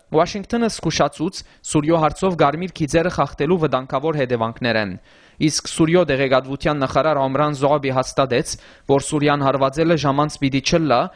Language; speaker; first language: Armenian; early bilingual, heritage; Armenian